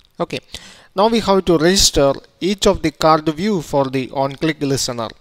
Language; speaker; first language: English; non-native, local second language; Malayalam